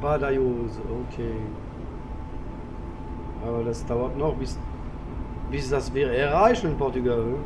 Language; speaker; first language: German; non-native, learner; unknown